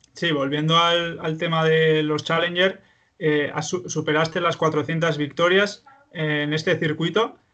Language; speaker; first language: Spanish; native; Spanish